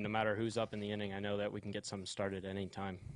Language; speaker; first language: English; native; English